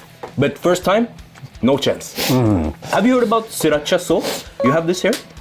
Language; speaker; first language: English; non-native, fluent; Norwegian